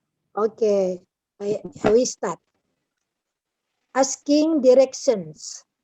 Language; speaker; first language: English; non-native, learner; Indonesian